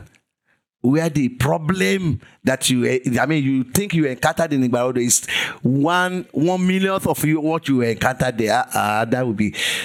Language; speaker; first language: English; non-native, local second language; Yoruba